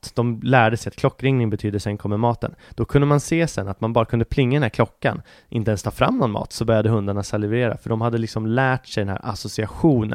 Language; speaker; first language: Swedish; native; Swedish